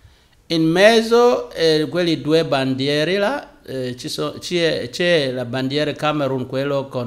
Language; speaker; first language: Italian; non-native, learner; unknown